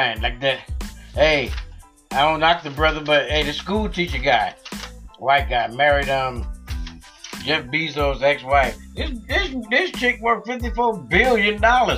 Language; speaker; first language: English; native; English